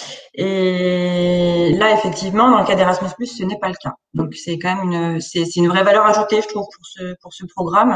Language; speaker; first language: French; native; French